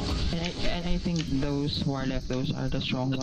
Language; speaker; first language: English; non-native, local second language; Filipino